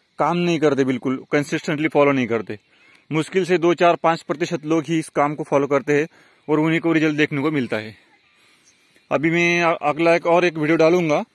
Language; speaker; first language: Hindi; non-native, local second language; Marathi